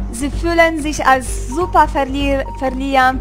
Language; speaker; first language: German; non-native, fluent; Hungarian